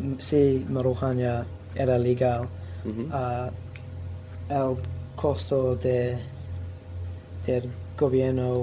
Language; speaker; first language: Spanish; non-native, learner; English